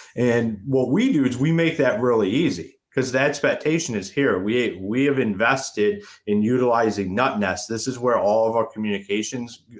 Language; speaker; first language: English; native; English